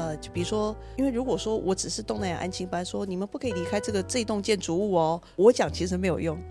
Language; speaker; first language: Chinese; native; Chinese